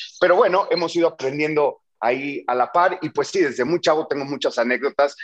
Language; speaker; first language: Spanish; native; Spanish